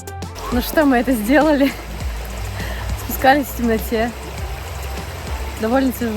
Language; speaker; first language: Russian; native; Russian